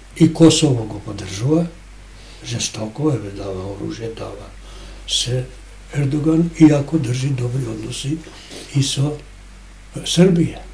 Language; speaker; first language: Macedonian; non-native, local second language; Albanian